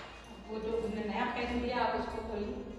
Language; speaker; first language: Hindi; native; Hindi